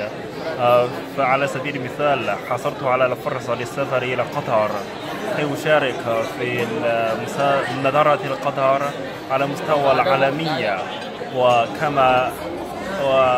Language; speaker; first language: Arabic; non-native, learner; Chinese